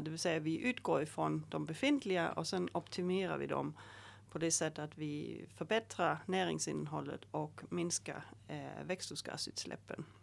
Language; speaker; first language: Swedish; native; Swedish